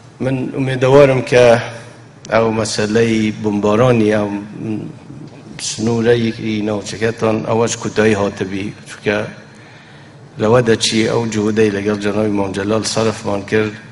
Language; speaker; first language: Central Kurdish; non-native, local second language; Kurdish